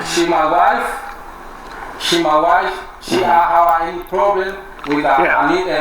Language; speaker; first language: English; non-native, learner; Spanish